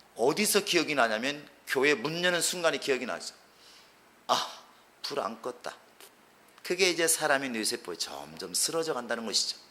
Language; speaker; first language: Korean; native; Korean